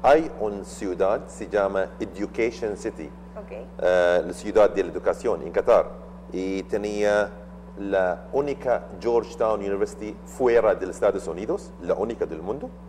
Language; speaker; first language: Spanish; non-native, learner; Arabic